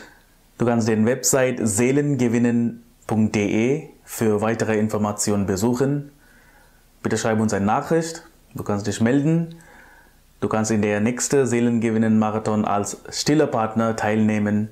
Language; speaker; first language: German; non-native, fluent; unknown